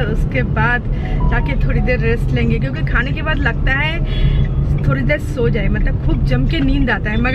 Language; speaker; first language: Hindi; non-native, local second language; Bangla